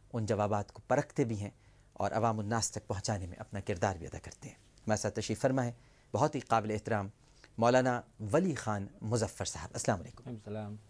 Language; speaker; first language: Urdu; native; Urdu